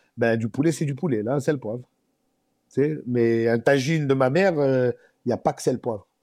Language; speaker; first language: French; native; French